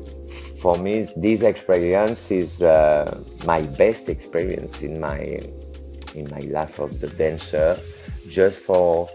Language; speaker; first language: English; non-native, learner; French